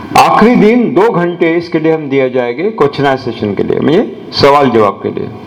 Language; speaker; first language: Hindi; non-native, local second language; Marathi